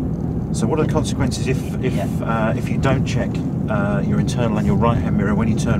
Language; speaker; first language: English; native; English